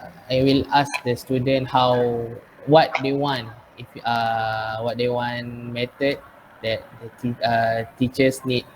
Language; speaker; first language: English; non-native, learner; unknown